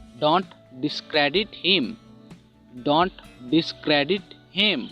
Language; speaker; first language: English; non-native, local second language; Odia